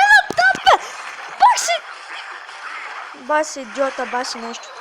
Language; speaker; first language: Bulgarian; native; Bulgarian